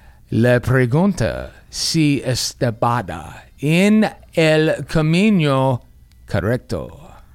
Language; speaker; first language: Spanish; non-native, learner; English